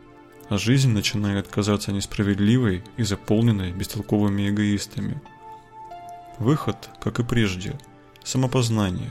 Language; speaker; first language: Russian; native; Russian